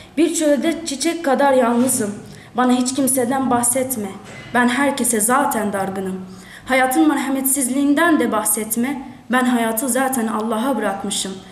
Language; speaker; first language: Turkish; early bilingual, other home language; Arabic